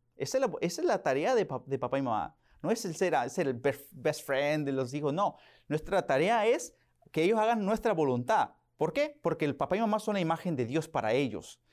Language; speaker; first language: Spanish; early bilingual, heritage; Spanish